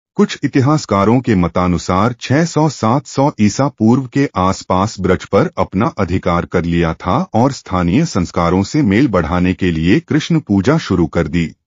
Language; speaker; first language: Hindi; native; Hindi